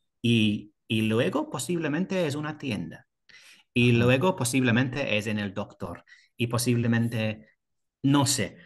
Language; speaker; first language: Spanish; non-native, learner; English